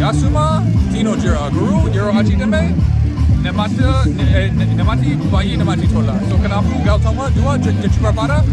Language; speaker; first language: Oromo; non-native, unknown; English